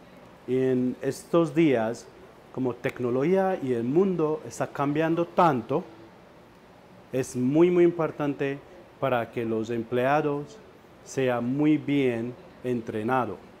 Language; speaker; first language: Spanish; non-native, fluent; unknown